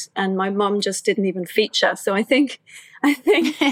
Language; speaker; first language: English; native; English